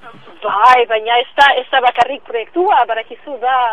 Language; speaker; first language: Basque; non-native, local second language; French